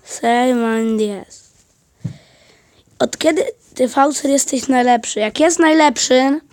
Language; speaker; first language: Polish; native; Polish